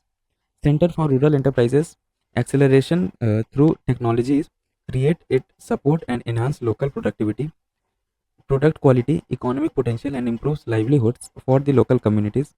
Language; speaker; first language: English; non-native, local second language; Hindi